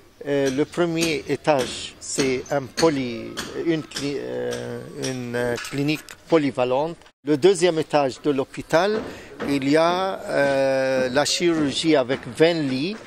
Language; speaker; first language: French; non-native, fluent; Arabic